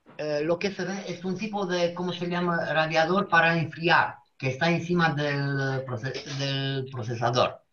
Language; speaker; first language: Spanish; non-native, fluent; Romanian